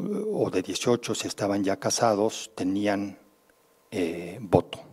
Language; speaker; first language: Spanish; native; Spanish